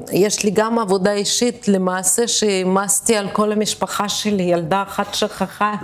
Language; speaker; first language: Hebrew; early bilingual, other home language; Russian